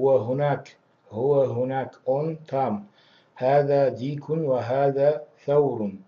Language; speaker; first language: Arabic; non-native, fluent; Russian